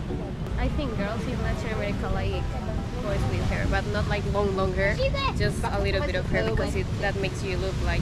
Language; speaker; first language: English; non-native, fluent; Spanish